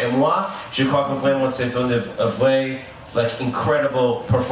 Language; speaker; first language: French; non-native, learner; English